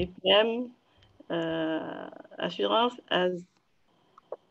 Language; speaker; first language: English; non-native, learner; French